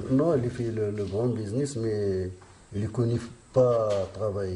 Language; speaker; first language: French; non-native, learner; Arabic